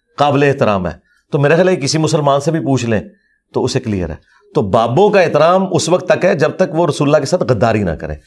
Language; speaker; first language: Urdu; non-native, local second language; Punjabi